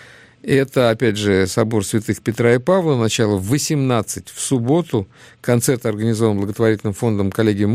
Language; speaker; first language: Russian; native; Russian